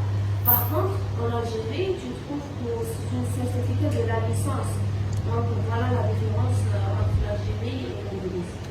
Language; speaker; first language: French; non-native, local second language; Arabic